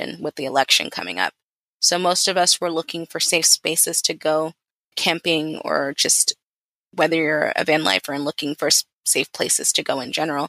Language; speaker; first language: English; native; English